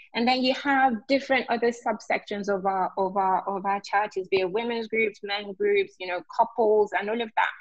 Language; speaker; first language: English; non-native, local second language; Yoruba